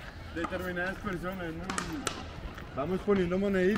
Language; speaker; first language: Spanish; native; Spanish